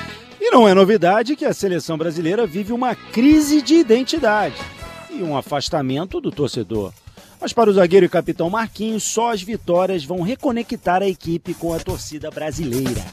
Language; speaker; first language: Portuguese; native; Portuguese